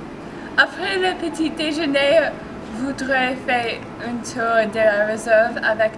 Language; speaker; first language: French; non-native, learner; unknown